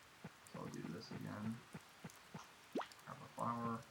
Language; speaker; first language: English; native; English